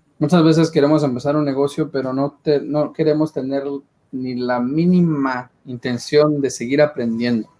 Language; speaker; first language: Spanish; native; Spanish